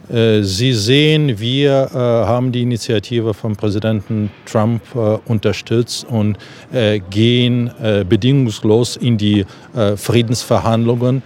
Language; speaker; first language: German; non-native, fluent; Ukrainian